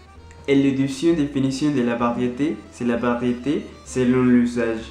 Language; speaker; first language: French; non-native, learner; Spanish